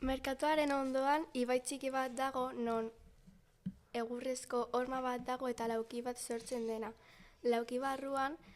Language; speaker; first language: Basque; non-native, local second language; Spanish